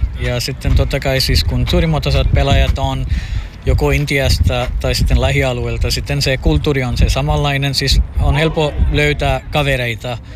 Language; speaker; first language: Finnish; non-native, fluent; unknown